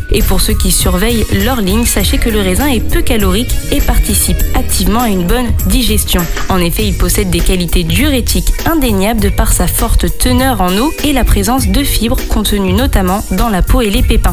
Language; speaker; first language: French; native; French